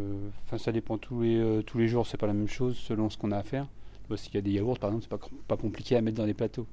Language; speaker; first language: French; native; French